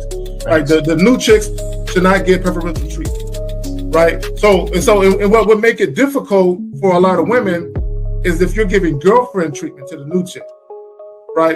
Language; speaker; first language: English; native; English